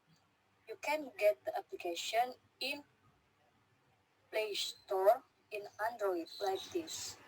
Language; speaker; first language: English; non-native, learner; Indonesian